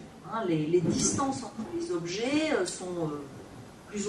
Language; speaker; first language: French; native; French